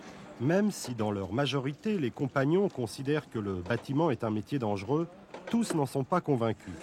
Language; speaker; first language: French; native; French